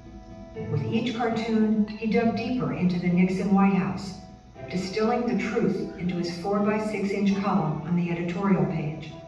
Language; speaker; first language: English; native; English